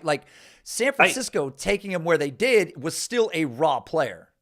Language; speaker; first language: English; native; English